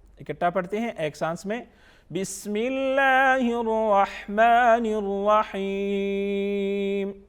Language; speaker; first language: Urdu; non-native, local second language; Pashto